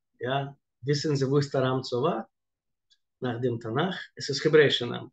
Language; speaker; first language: German; non-native, fluent; Russian